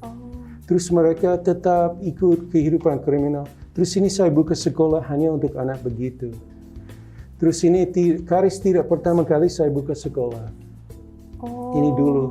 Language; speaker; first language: Indonesian; non-native, local second language; English